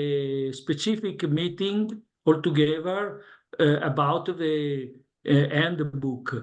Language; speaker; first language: English; non-native, learner; Italian